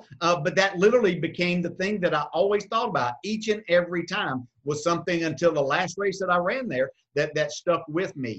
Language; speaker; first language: English; native; English